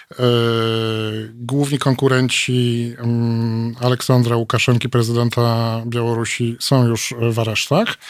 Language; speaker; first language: Polish; native; Polish